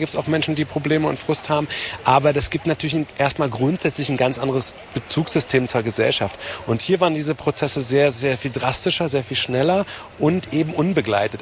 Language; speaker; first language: German; native; German